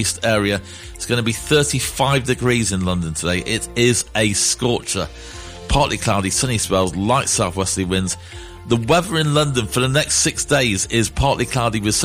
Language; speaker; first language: English; native; English